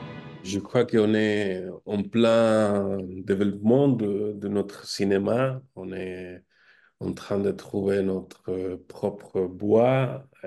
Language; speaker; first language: French; non-native, fluent; Spanish